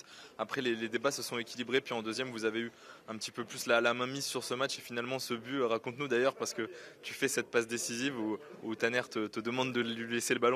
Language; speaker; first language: French; native; French